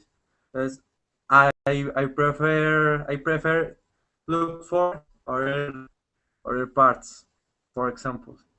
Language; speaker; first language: English; non-native, learner; Spanish